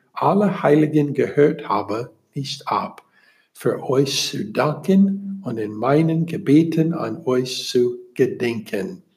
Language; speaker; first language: German; non-native, learner; English